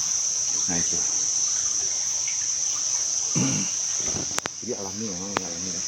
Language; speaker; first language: Indonesian; native; Indonesian